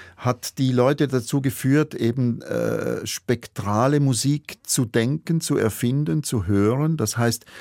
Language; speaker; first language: German; native; German